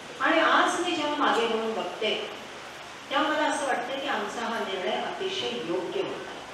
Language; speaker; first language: Marathi; non-native, local second language; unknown